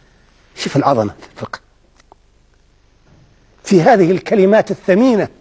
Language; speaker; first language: Arabic; native; Arabic